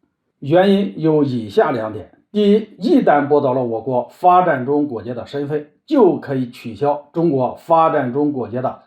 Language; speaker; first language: Chinese; native; Chinese